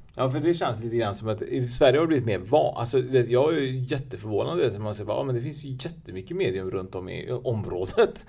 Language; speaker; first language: Swedish; native; Swedish